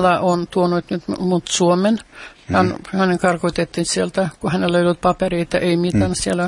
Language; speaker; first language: Finnish; non-native, fluent; Russian